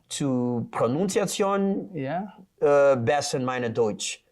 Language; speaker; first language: German; non-native, learner; Portuguese